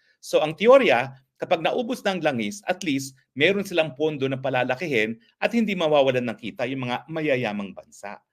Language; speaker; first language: Filipino; native; Filipino